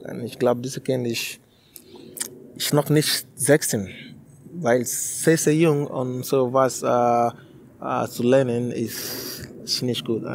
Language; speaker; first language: German; non-native, learner; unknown